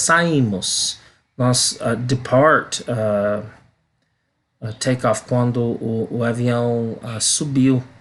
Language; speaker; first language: Portuguese; non-native, learner; English